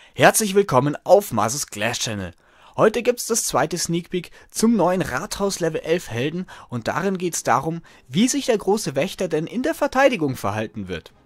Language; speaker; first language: German; native; German